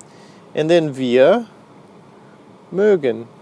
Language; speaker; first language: German; non-native, fluent; English